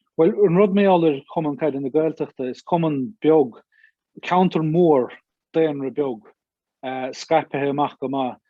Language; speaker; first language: Irish; native; Irish